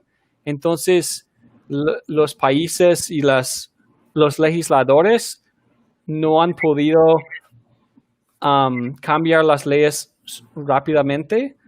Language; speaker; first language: Spanish; non-native, fluent; English